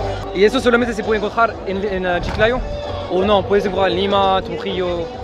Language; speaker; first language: Spanish; non-native, fluent; French